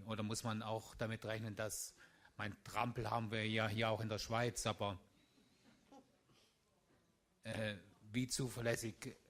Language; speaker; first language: German; native; German